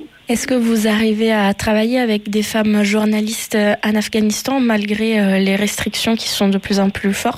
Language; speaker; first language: French; native; French